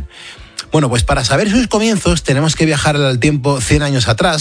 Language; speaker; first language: Spanish; native; Spanish